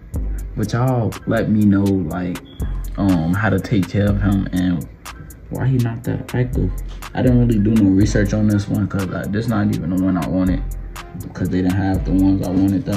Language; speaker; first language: English; native; English